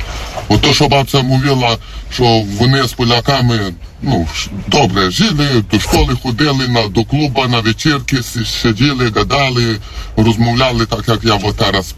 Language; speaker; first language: Polish; non-native, learner; Ukrainian